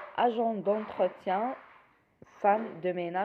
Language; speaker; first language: French; non-native, local second language; Arabic